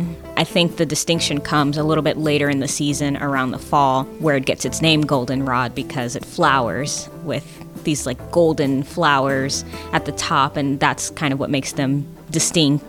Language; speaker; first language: English; native; English